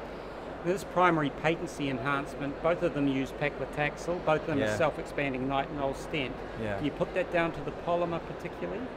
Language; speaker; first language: English; native; English